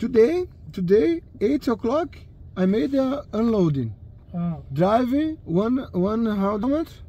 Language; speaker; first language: English; non-native, learner; Portuguese